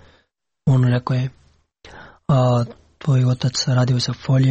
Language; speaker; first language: Serbian; non-native, learner; Pashto